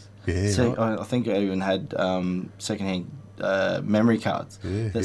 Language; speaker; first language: English; native; English